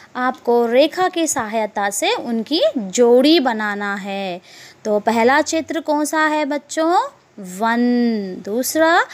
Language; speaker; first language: Hindi; non-native, local second language; Telugu